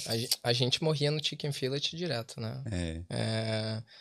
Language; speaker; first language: Portuguese; native; Portuguese